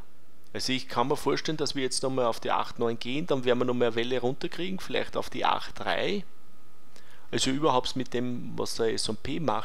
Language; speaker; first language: German; native; German